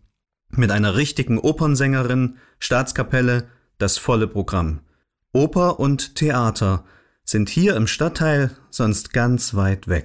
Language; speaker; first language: German; native; German